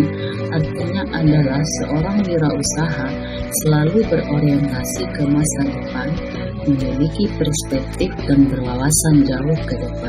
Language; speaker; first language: Indonesian; native; Indonesian